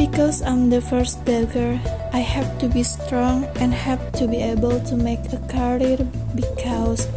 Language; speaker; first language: English; non-native, learner; Indonesian